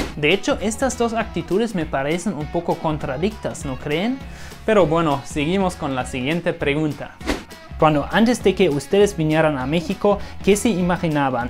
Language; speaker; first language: Spanish; non-native, fluent; German